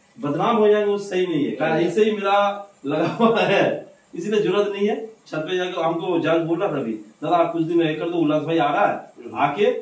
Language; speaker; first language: Hindi; non-native, local second language; Bangla